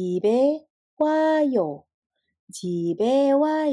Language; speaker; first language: Korean; non-native, fluent; Indonesian